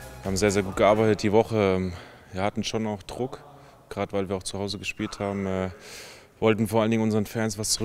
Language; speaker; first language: German; native; German